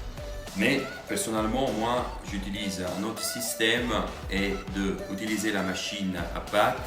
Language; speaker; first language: French; non-native, fluent; Italian